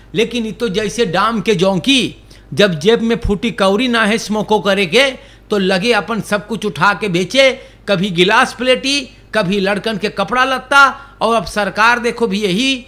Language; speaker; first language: Hindi; non-native, local second language; Caribbean Hindustani